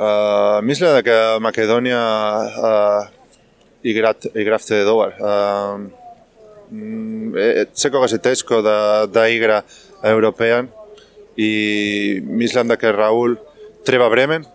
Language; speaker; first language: Macedonian; non-native, learner; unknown